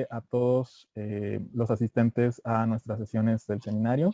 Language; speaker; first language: Spanish; native; Spanish